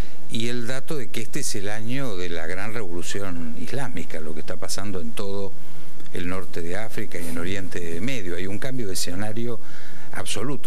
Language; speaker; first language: Spanish; native; Spanish